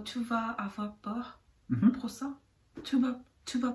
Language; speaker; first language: French; non-native, learner; Korean